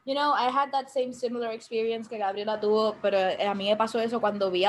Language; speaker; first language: Spanish; early bilingual, heritage; Spanish